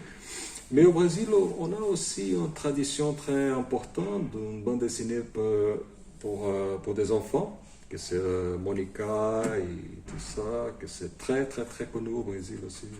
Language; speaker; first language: French; non-native, fluent; Portuguese